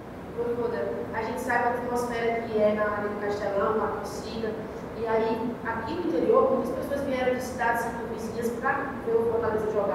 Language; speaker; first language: Portuguese; native; Portuguese